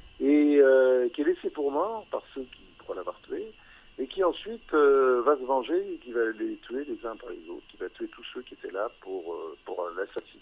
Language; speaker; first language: French; native; French